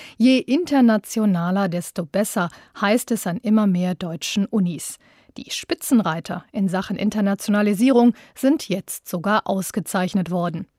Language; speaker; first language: German; native; German